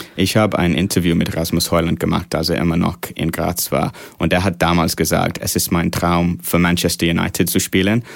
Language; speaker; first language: German; non-native, fluent; English